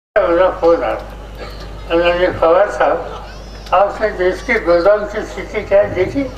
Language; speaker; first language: Hindi; non-native, local second language; Marathi